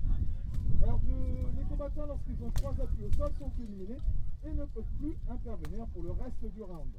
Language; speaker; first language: French; native; French